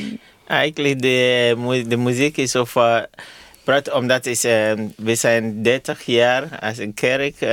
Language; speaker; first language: Dutch; non-native, learner; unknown